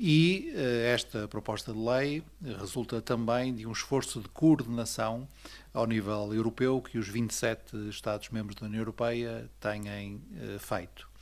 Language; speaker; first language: Portuguese; native; Portuguese